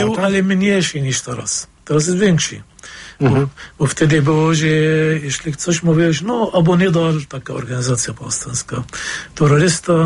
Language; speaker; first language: Polish; non-native, fluent; Arabic